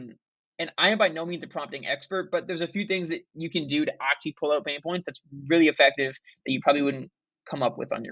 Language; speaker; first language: English; native; English